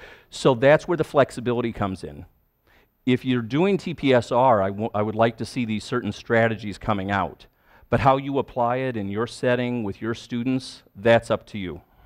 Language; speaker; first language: English; native; English